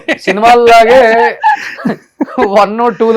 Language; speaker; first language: Telugu; native; Telugu